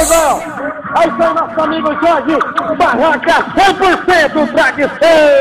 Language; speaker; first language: Portuguese; native; Portuguese